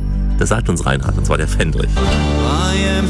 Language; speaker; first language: German; native; German